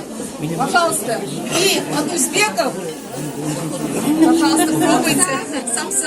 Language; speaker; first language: Russian; non-native, fluent; Uzbek